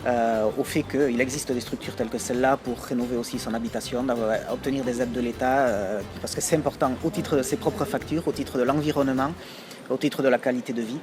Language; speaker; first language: French; native; French